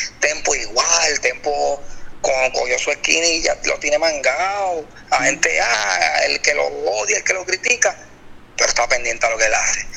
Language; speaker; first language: Spanish; native; Spanish